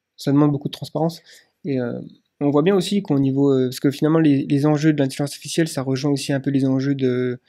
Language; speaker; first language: French; native; French